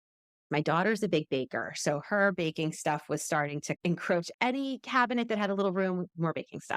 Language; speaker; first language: English; native; English